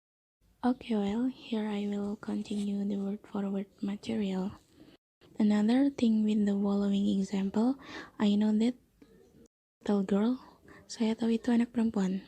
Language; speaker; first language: English; non-native, learner; Indonesian